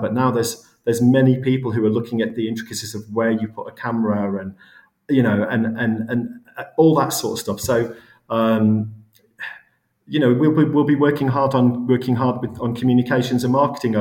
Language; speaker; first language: English; native; English